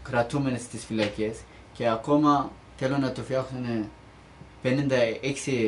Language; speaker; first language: Greek; non-native, learner; Turkish